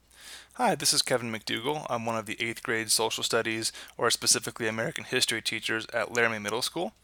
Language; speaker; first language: English; native; English